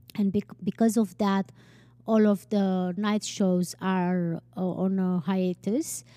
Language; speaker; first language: English; non-native, fluent; Romanian